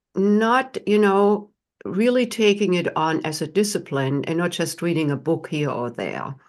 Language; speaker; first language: English; non-native, fluent; German